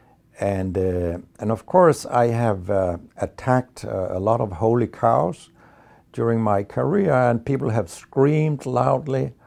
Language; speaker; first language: English; non-native, fluent; Danish